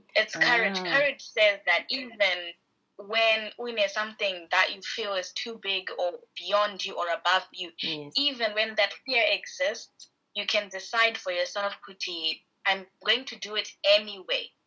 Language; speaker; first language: English; non-native, local second language; Shona